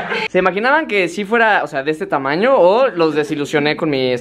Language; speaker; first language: Spanish; native; Spanish